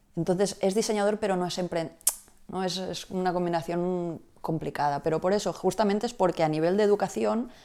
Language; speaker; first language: Spanish; native; Spanish